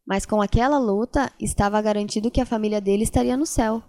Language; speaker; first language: Portuguese; native; Portuguese